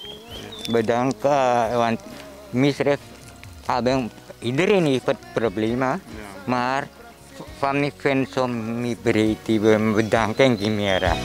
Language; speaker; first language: Dutch; non-native, local second language; Sranan Tongo